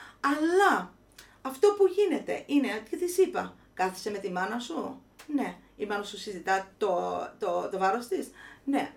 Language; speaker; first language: Greek; early bilingual, heritage; Greek